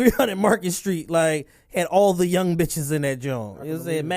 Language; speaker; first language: English; native; English